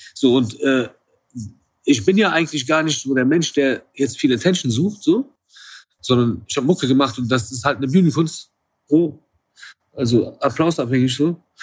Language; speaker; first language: German; early bilingual, other home language; Kurdish